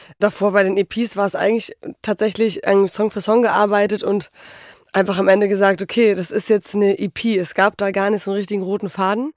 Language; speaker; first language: German; early bilingual, other home language; Polish